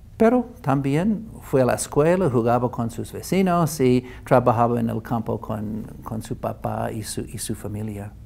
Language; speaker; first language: Spanish; non-native, fluent; English